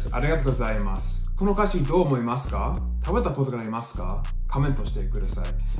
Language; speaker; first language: Japanese; non-native, learner; English